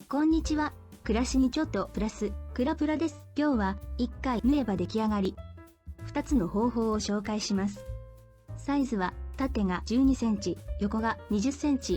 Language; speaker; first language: Japanese; native; Japanese